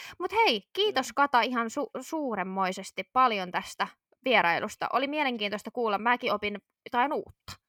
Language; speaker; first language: Finnish; native; Finnish